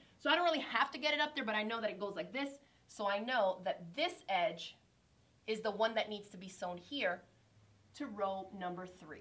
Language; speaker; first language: English; native; English